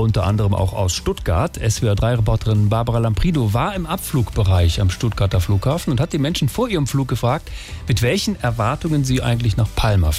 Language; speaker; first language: German; native; German